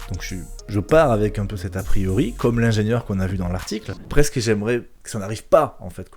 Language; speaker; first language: French; native; French